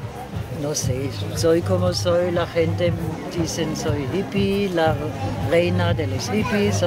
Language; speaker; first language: Spanish; non-native, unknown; German